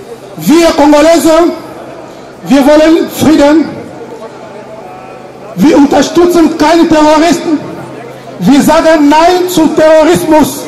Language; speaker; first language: German; non-native, fluent; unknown